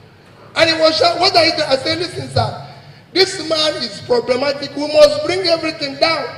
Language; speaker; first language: English; non-native, local second language; Igbo